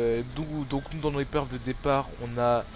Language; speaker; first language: French; native; French